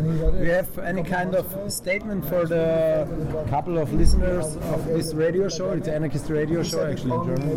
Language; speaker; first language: English; non-native, learner; German